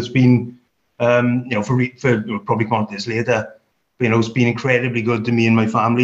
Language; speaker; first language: English; native; English